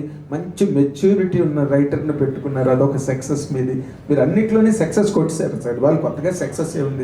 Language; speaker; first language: Telugu; native; Telugu